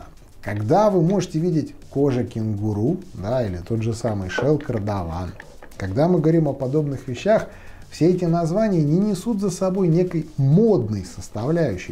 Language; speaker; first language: Russian; native; Russian